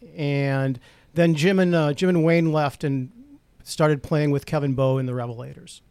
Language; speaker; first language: English; native; English